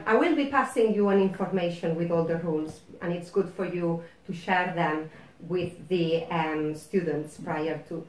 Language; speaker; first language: English; non-native, fluent; Spanish